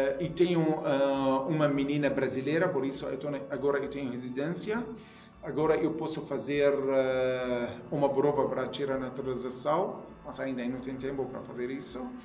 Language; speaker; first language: Portuguese; non-native, learner; Arabic